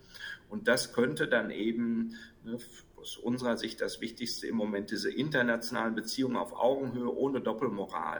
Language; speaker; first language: German; native; German